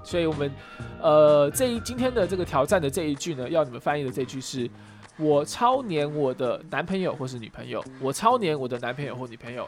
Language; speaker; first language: Chinese; early bilingual, heritage; Chinese